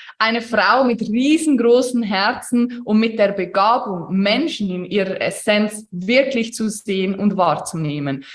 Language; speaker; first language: German; native; German